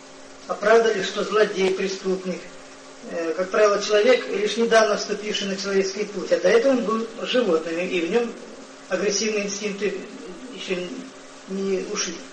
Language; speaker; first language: Russian; native; Russian